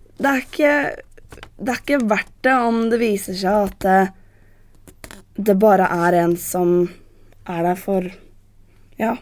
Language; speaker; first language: Norwegian; native; Norwegian